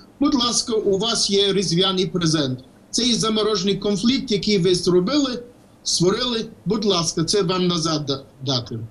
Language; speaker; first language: Ukrainian; early bilingual, heritage; Ukrainian